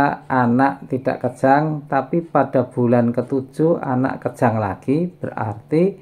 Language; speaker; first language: Indonesian; native; Indonesian